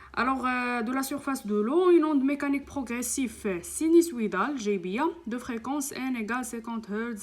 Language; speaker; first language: French; non-native, local second language; Arabic